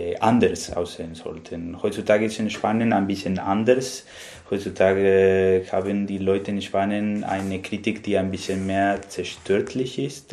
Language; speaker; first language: German; non-native, fluent; Spanish